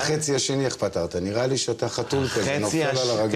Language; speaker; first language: Hebrew; native; Hebrew